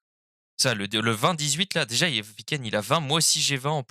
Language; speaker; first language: French; native; French